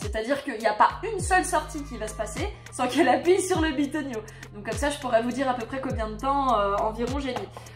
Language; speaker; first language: French; native; French